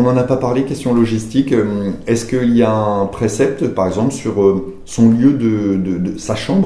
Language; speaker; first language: French; native; French